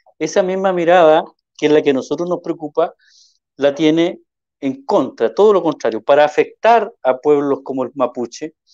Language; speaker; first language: Spanish; native; Spanish